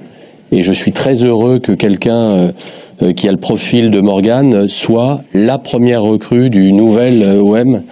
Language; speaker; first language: French; native; French